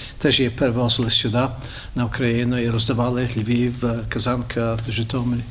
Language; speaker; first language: Ukrainian; early bilingual, heritage; Ukrainian